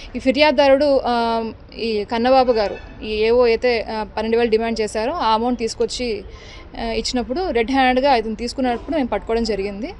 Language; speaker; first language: Telugu; native; Telugu